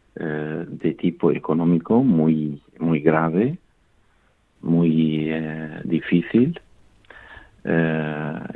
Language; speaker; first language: Spanish; non-native, fluent; Arabic